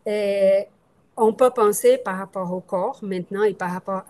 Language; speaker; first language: French; non-native, fluent; Portuguese